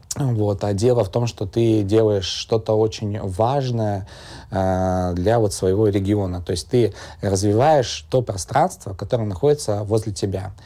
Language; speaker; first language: Russian; native; Russian